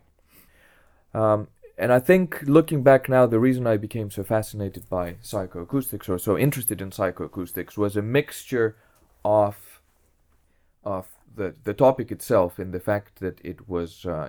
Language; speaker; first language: English; non-native, fluent; Greek